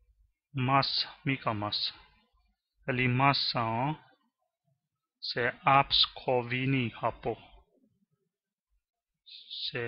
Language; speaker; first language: Finnish; non-native, learner; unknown